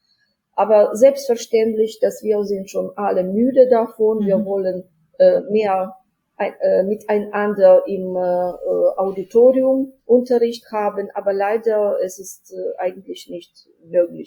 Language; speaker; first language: German; non-native, fluent; Ukrainian